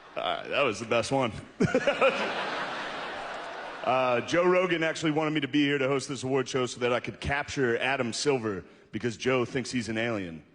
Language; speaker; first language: English; native; English